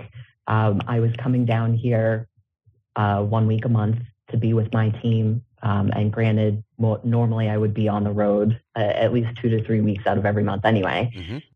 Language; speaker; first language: English; native; English